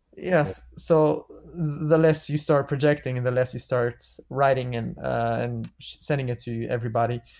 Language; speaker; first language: English; non-native, fluent; Bulgarian